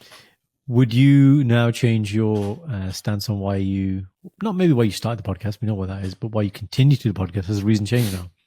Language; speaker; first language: English; early bilingual, other home language; Punjabi